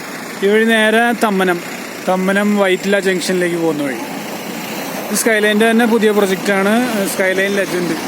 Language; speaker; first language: Malayalam; native; Malayalam